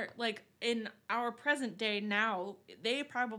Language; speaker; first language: English; native; English